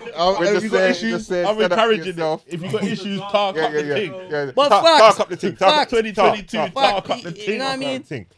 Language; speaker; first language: English; native; English